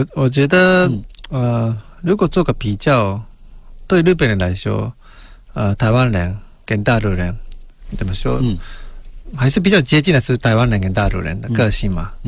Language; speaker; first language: Chinese; non-native, fluent; Japanese